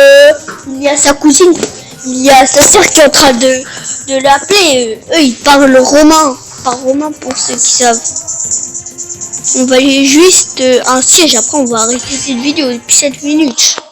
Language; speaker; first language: French; early bilingual, other home language; Romanian